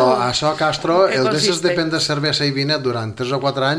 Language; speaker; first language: Catalan; native; Catalan